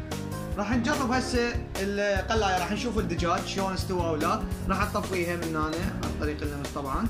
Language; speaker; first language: Arabic; native; Arabic